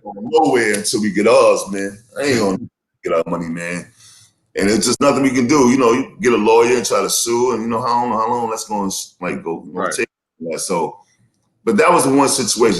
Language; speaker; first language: English; native; English